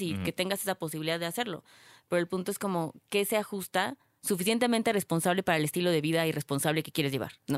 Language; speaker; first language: Spanish; native; Spanish